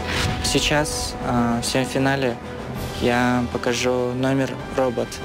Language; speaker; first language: Czech; non-native, learner; Russian